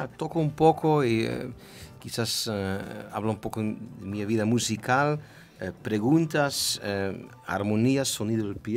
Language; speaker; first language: Spanish; non-native, learner; Dutch